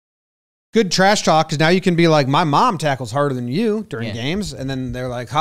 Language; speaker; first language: English; native; English